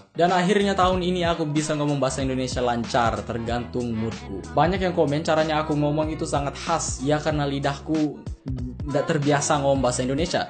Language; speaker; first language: Indonesian; early bilingual, heritage; English